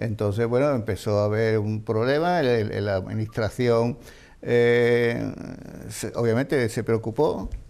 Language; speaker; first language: Spanish; native; Spanish